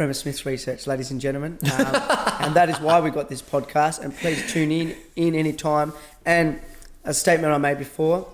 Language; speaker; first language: English; native; English